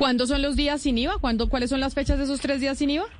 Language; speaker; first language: Spanish; native; Spanish